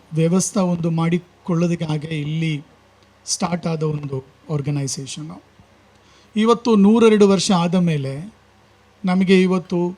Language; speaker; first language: Kannada; non-native, local second language; Malayalam